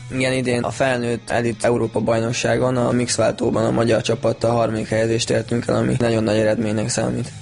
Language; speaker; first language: Hungarian; native; Hungarian